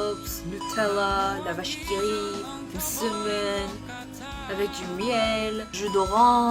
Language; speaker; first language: French; non-native, fluent; Korean